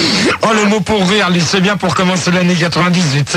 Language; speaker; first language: French; native; French